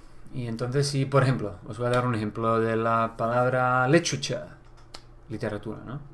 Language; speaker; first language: Spanish; non-native, fluent; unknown